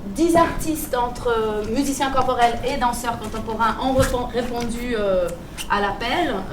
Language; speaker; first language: French; non-native, fluent; Portuguese